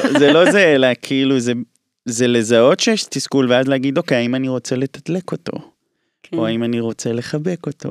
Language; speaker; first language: Hebrew; native; Hebrew